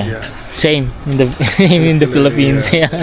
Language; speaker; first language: English; non-native, local second language; Filipino